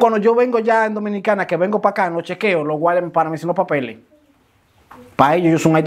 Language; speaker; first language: Spanish; native; Spanish